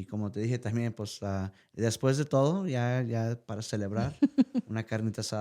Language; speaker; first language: Spanish; early bilingual, heritage; Spanish